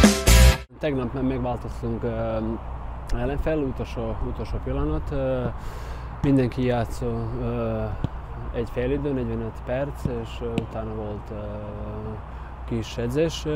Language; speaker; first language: Hungarian; non-native, learner; Serbian